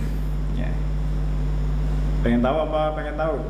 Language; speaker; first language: Indonesian; native; Indonesian